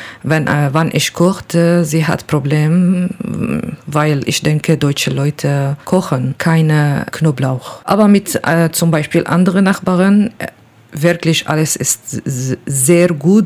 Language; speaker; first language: German; non-native, learner; Kurdish